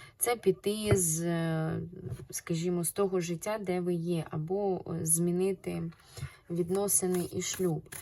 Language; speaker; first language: Ukrainian; non-native, local second language; Russian